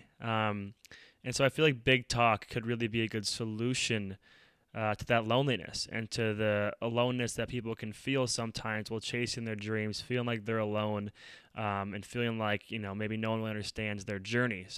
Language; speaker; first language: English; native; English